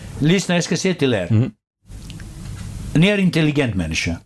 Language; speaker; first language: Swedish; non-native, fluent; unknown